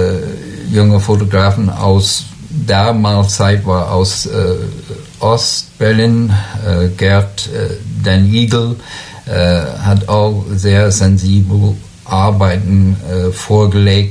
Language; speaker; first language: German; non-native, learner; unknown